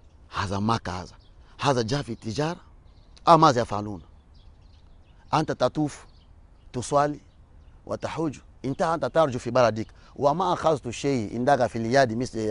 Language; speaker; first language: Arabic; non-native, learner; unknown